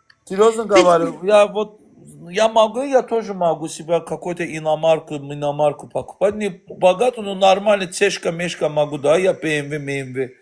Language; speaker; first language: Russian; non-native, learner; Azerbaijani